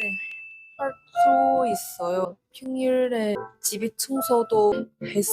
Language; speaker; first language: Korean; non-native, learner; Chinese